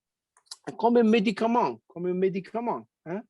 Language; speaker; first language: French; non-native, fluent; Italian